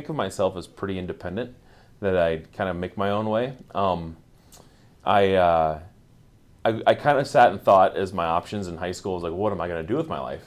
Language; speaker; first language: English; native; English